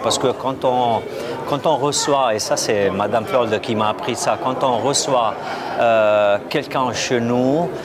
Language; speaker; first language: French; non-native, fluent; Italian